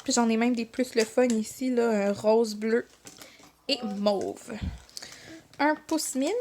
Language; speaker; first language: French; native; French